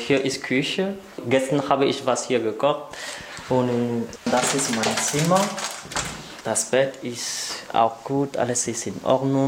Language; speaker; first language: German; non-native, learner; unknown